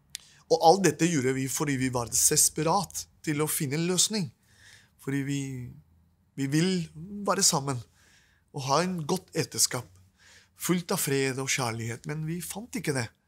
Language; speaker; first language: Norwegian; non-native, fluent; Spanish